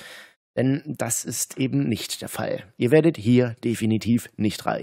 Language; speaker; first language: German; native; German